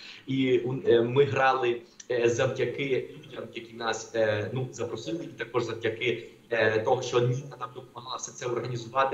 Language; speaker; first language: Ukrainian; non-native, fluent; Spanish